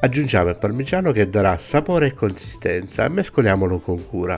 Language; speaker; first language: Italian; native; Italian